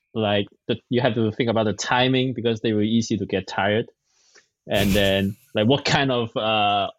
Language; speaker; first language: English; non-native, local second language; Cantonese